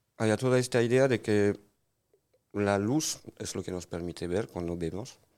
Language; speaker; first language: Spanish; non-native, fluent; French